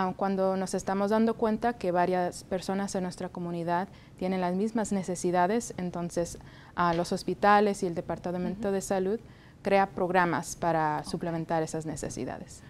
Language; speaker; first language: Spanish; early bilingual, heritage; Spanish